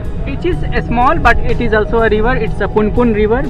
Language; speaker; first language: English; non-native, local second language; Hindi